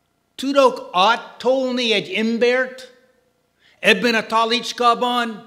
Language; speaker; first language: Hungarian; non-native, fluent; English